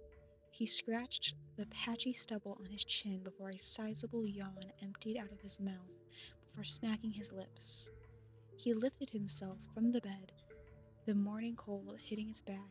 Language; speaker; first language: English; native; English